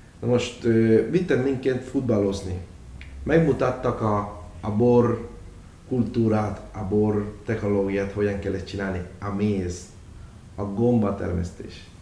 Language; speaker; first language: Hungarian; non-native, fluent; Spanish